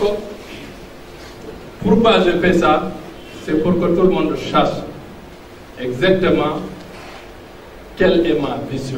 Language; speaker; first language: French; non-native, local second language; Fula